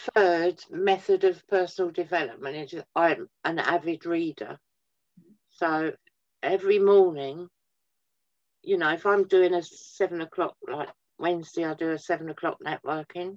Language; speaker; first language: English; native; English